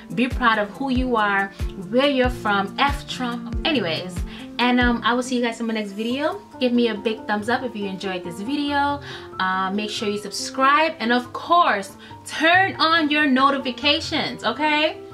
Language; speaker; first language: English; early bilingual, other home language; Dutch